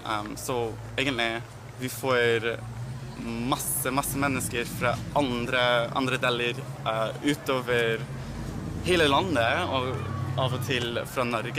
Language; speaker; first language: Norwegian; non-native, learner; English